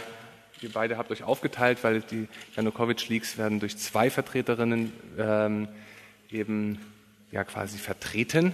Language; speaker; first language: German; native; German